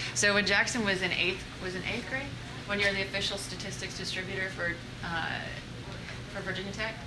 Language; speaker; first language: English; native; English